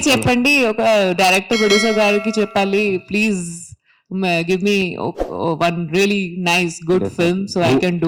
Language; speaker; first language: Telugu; non-native, learner; Hindi